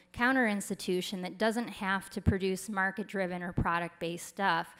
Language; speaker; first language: English; native; English